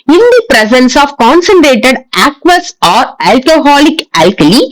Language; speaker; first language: English; non-native, local second language; Tamil